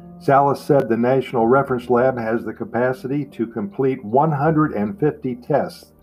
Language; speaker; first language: English; native; English